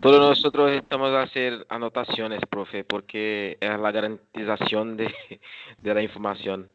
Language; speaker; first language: Spanish; non-native, learner; Portuguese